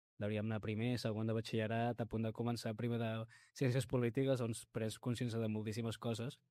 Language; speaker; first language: Catalan; early bilingual, other home language; Spanish